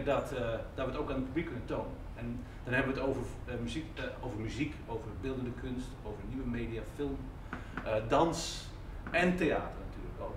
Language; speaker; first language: Dutch; native; Dutch